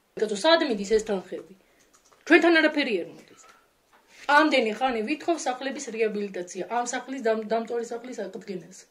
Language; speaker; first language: Georgian; native; Georgian